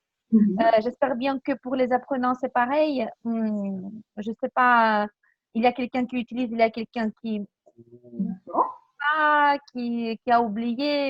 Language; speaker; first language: French; non-native, fluent; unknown